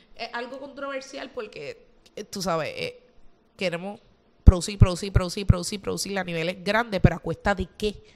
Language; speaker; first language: Spanish; native; Spanish